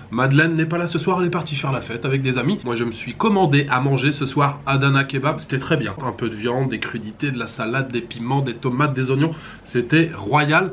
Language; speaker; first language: French; native; French